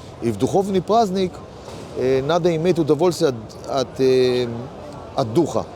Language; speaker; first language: Russian; early bilingual, heritage; Hebrew